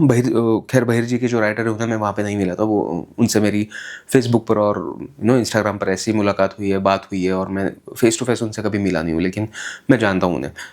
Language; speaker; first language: Hindi; non-native, local second language; Marathi